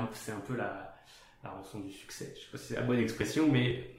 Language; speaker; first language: French; native; French